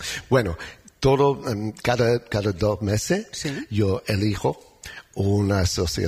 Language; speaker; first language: Spanish; non-native, learner; English